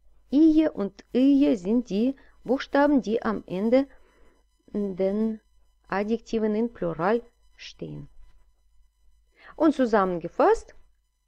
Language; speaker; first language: German; non-native, fluent; Russian